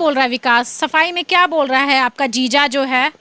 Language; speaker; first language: Hindi; native; Hindi